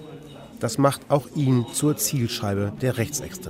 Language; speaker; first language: German; native; German